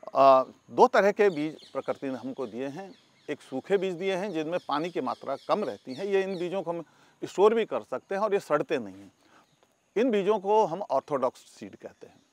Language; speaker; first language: Hindi; native; Hindi